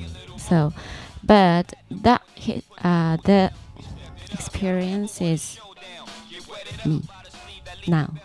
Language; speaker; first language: English; non-native, learner; Japanese